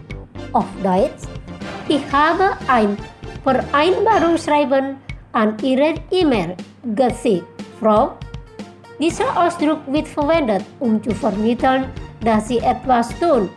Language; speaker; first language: German; non-native, fluent; Indonesian